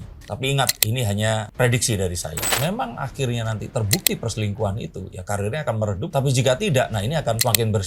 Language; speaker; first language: Indonesian; native; Indonesian